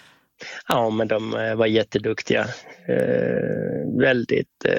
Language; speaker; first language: Swedish; native; Swedish